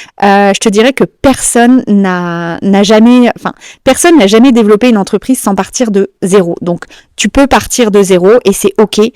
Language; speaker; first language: French; native; French